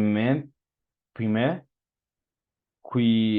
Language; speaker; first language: French; non-native, learner; Spanish